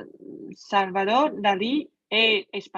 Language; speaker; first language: French; non-native, learner; Chinese